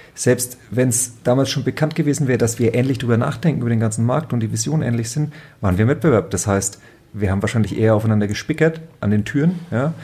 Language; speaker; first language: German; native; German